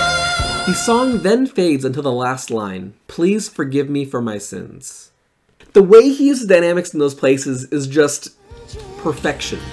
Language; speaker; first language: English; native; English